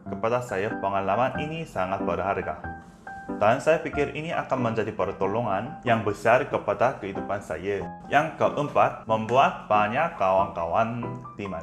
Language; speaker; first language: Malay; non-native, learner; Korean